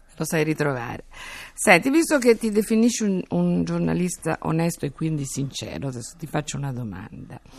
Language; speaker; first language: Italian; native; Italian